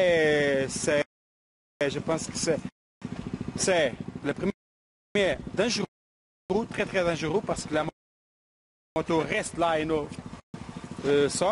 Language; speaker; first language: French; non-native, learner; Portuguese